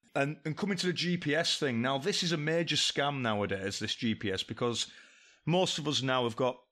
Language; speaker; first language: English; native; English